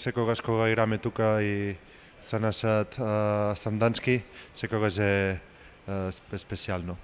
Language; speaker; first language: Macedonian; non-native, learner; Spanish